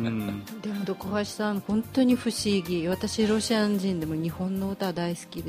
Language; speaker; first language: Japanese; non-native, fluent; Russian